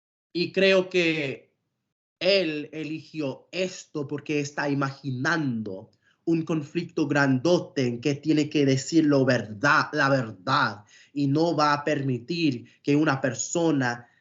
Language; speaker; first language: Spanish; non-native, fluent; English